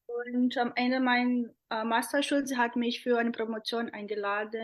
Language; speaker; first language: German; non-native, fluent; Portuguese